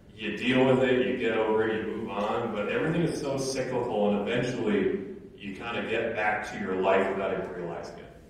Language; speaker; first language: English; native; English